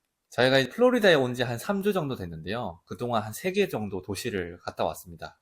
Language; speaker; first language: Korean; native; Korean